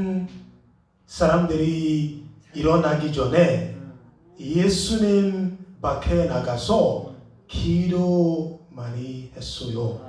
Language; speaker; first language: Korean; non-native, learner; English